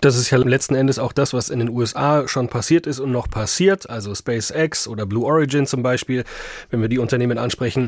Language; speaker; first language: German; native; German